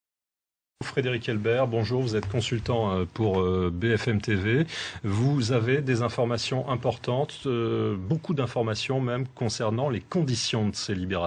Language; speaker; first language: French; native; French